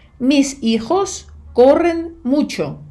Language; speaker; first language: Spanish; non-native, fluent; Ukrainian